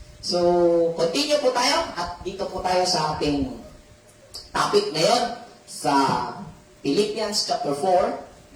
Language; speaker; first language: Filipino; non-native, local second language; Cebuano